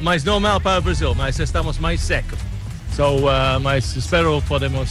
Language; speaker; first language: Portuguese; non-native, learner; English